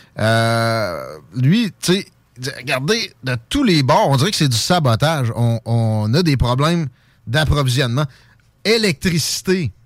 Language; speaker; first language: French; native; French